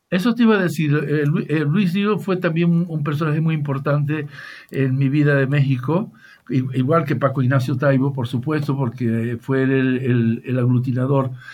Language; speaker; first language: Spanish; native; Spanish